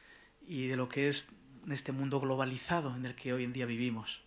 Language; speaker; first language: Spanish; native; Spanish